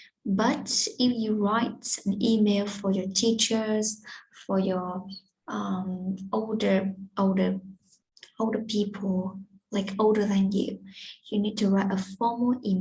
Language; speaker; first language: English; non-native, fluent; Vietnamese